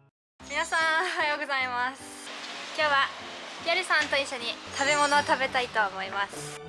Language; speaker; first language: Japanese; non-native, fluent; French